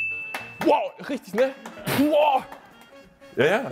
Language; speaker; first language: German; native; German